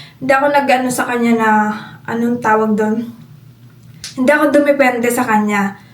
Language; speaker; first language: Filipino; native; Filipino